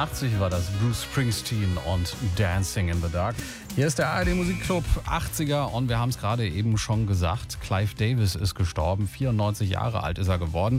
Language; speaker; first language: German; native; German